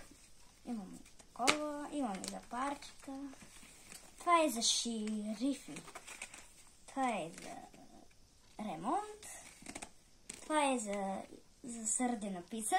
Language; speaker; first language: Bulgarian; early bilingual, heritage; Bulgarian